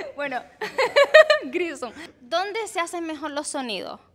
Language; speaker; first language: Spanish; native; Spanish